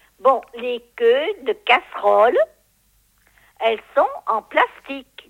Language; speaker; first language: French; native; French